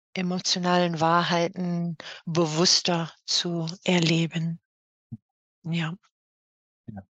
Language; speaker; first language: German; non-native, fluent; English